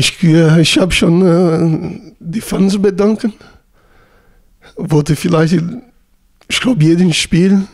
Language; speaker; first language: German; non-native, learner; Portuguese